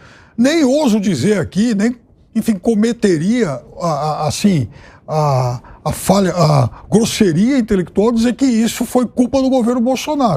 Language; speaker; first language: Portuguese; native; Portuguese